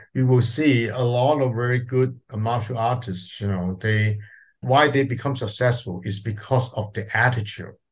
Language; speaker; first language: English; non-native, local second language; Cantonese